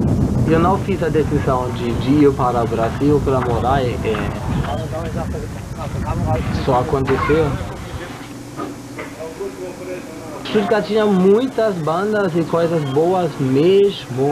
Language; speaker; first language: Portuguese; non-native, fluent; German